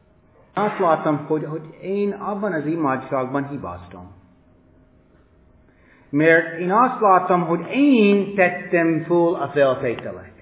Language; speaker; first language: Hungarian; non-native, fluent; English